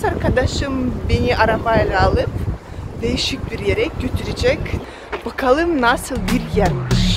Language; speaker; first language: Turkish; non-native, fluent; Russian